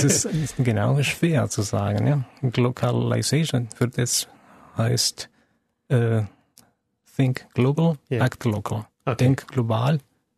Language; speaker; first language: German; non-native, learner; Spanish